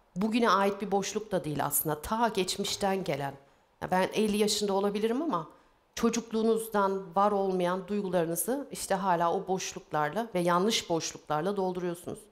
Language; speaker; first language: Turkish; early bilingual, heritage; Turkish